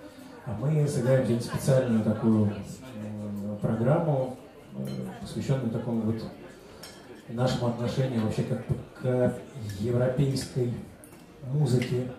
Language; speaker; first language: Russian; native; Russian